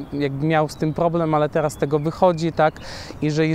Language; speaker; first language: Polish; non-native, fluent; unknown